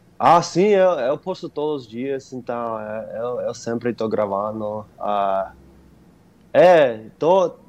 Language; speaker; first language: Portuguese; non-native, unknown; English